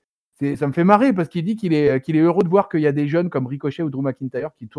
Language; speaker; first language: French; native; French